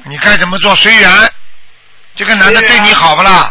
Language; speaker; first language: Chinese; native; Chinese